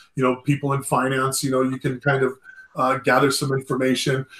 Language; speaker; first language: English; native; English